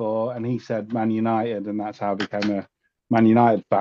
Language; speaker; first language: English; native; English